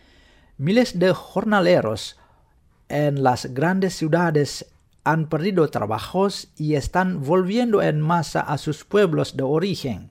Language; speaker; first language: Spanish; non-native, fluent; Indonesian